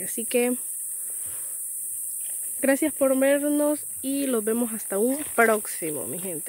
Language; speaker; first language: Spanish; native; Spanish